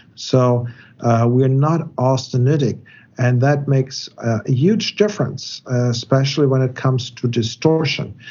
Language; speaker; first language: English; non-native, fluent; German